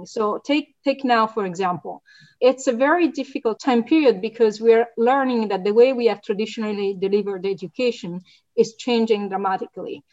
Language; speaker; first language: English; non-native, fluent; Italian